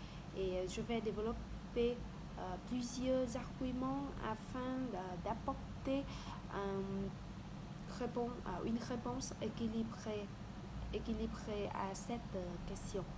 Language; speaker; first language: French; non-native, learner; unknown